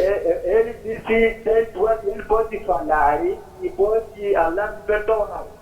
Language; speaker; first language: Portuguese; non-native, local second language; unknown